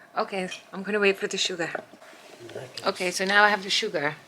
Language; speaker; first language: English; native; English